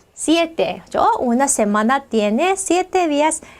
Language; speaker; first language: Spanish; non-native, fluent; Korean